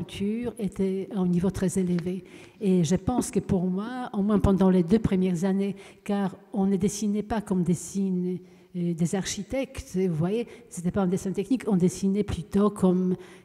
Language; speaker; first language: French; non-native, fluent; Polish